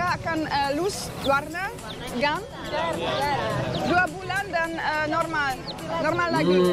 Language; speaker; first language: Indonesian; non-native, learner; German